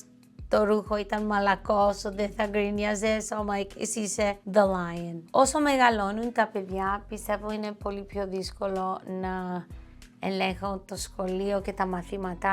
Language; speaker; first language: Greek; early bilingual, heritage; Greek